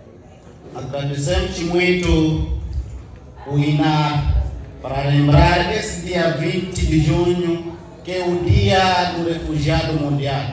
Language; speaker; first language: Portuguese; non-native, learner; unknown